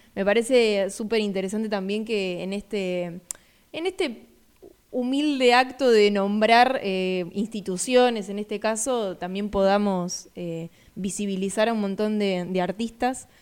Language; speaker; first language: Spanish; native; Spanish